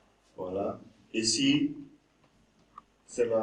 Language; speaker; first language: French; non-native, learner; German